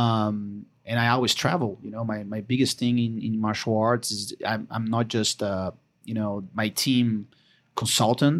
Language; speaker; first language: English; non-native, fluent; Portuguese